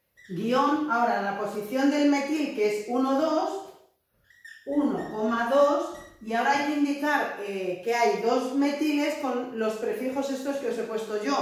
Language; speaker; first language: Spanish; native; Spanish